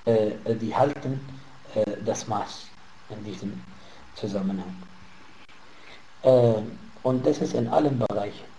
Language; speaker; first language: German; non-native, fluent; Arabic